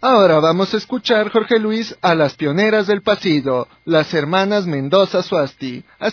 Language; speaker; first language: Spanish; native; Spanish